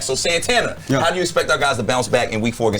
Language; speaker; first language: English; native; English